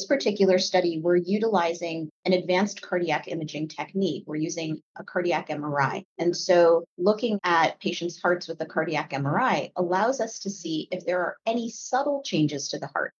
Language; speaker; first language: English; native; English